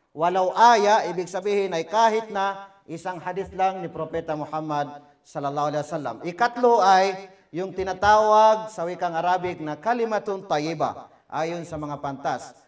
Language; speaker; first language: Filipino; non-native, local second language; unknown